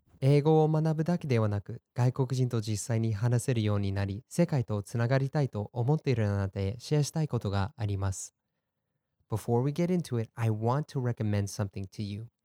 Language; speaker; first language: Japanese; non-native, fluent; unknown